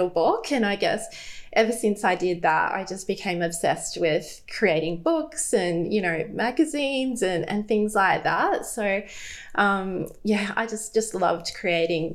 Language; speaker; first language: English; native; English